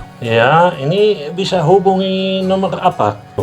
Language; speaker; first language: Indonesian; non-native, fluent; Dutch